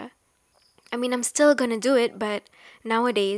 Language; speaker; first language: English; non-native, local second language; Malay